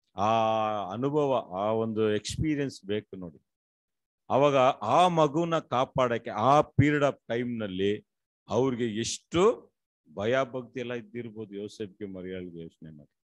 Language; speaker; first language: Kannada; non-native, local second language; Tamil